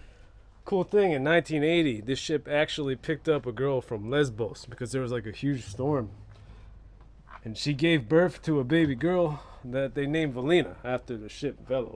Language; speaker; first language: English; native; English